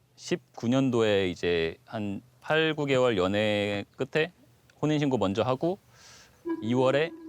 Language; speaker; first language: Korean; native; Korean